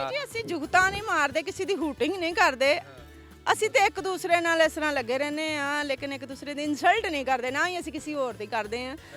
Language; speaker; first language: Punjabi; native; Punjabi